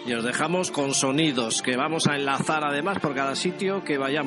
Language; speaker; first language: Spanish; native; Spanish